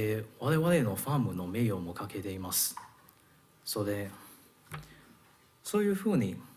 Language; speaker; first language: Japanese; non-native, learner; Cantonese